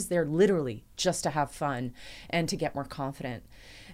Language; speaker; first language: English; native; English